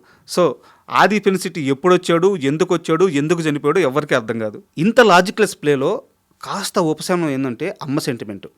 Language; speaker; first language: Telugu; native; Telugu